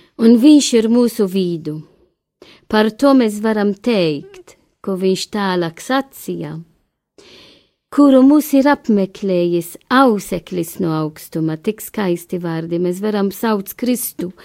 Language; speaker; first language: Latvian; non-native, learner; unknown